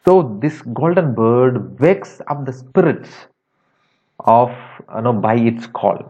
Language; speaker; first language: English; non-native, local second language; Tamil